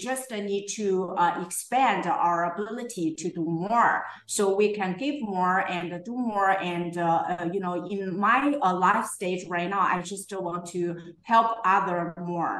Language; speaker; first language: English; non-native, fluent; Chinese